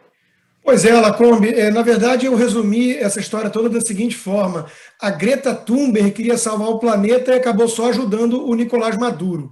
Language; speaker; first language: Portuguese; native; Portuguese